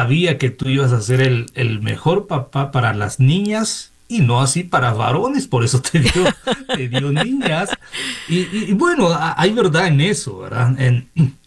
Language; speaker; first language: Spanish; native; Spanish